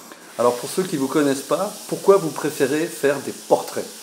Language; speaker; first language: French; native; French